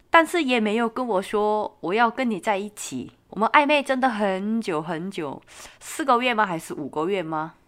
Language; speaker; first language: Chinese; non-native, fluent; Korean